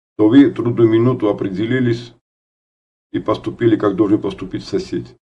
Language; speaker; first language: Russian; non-native, fluent; Georgian